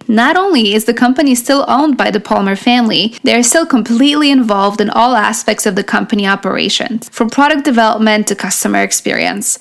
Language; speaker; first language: English; non-native, fluent; Polish